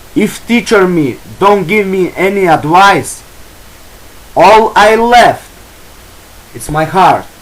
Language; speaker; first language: English; non-native, learner; Lithuanian